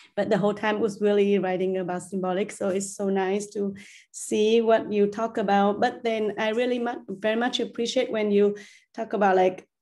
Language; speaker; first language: English; non-native, fluent; Vietnamese